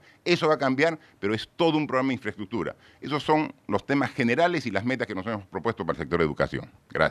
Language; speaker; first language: Spanish; native; Spanish